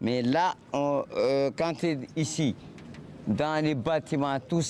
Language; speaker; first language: French; non-native, local second language; Comorian